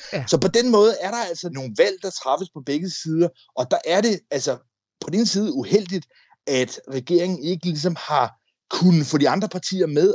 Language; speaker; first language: Danish; native; Danish